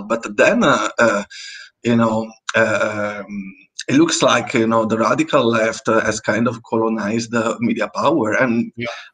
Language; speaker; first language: English; non-native, fluent; Italian